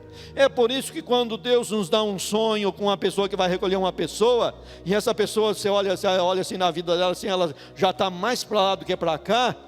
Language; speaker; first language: Portuguese; native; Portuguese